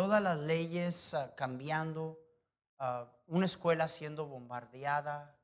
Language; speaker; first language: Spanish; non-native, fluent; English